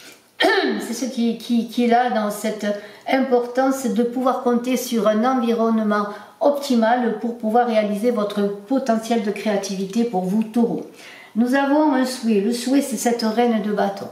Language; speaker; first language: French; native; French